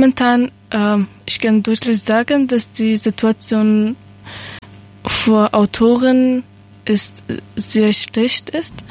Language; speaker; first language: German; non-native, learner; Persian